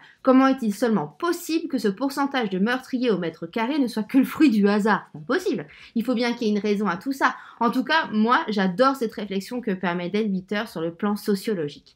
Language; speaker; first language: French; native; French